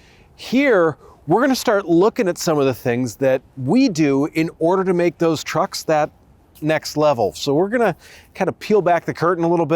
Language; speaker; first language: English; native; English